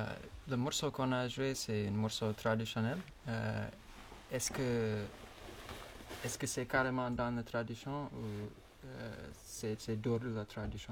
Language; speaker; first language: French; non-native, fluent; English